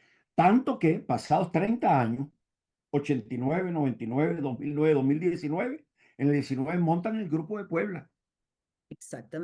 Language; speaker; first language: Spanish; native; Spanish